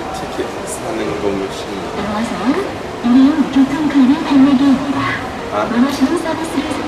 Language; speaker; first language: Korean; non-native, learner; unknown